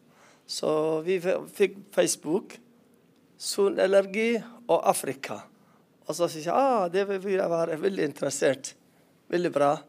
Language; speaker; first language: Norwegian; non-native, learner; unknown